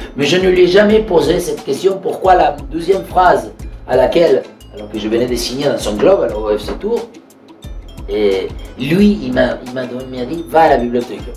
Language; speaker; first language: French; non-native, fluent; Spanish